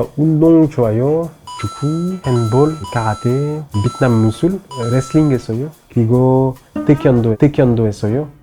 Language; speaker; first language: Korean; non-native, learner; French